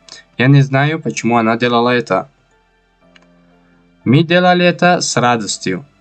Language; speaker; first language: Russian; non-native, local second language; Tajik